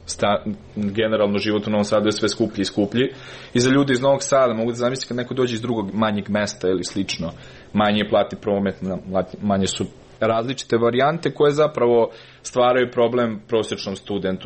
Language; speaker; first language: Serbian; native; Serbian